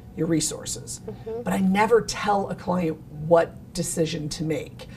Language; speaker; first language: English; native; English